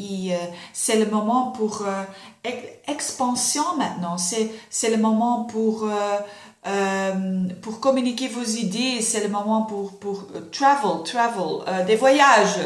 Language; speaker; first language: French; non-native, fluent; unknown